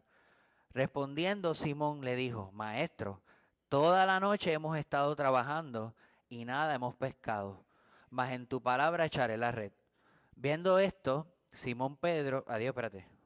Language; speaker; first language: Spanish; native; Spanish